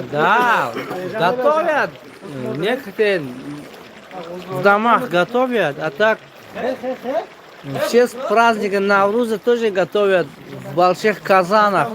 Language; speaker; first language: Russian; non-native, local second language; Tajik